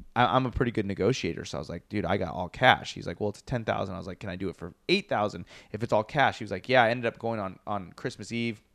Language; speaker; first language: English; native; English